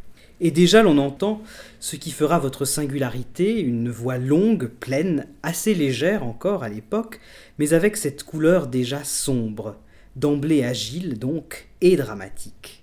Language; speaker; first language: French; native; French